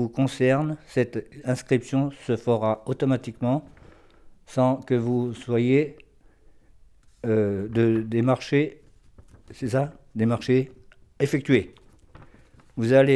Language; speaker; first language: French; native; French